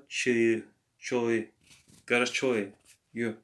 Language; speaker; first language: Russian; non-native, learner; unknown